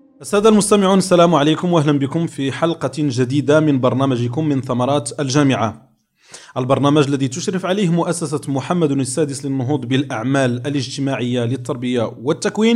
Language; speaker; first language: Arabic; native; Arabic